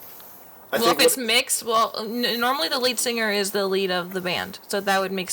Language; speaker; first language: English; native; English